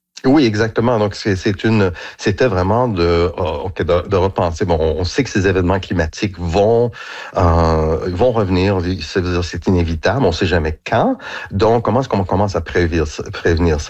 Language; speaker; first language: French; native; French